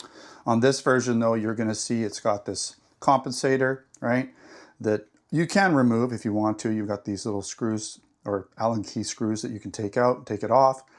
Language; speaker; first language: English; native; English